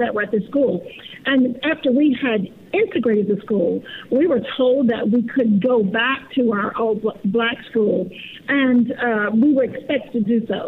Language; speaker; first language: English; native; English